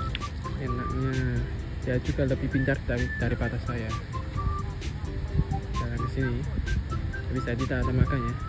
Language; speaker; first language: Indonesian; non-native, fluent; Chinese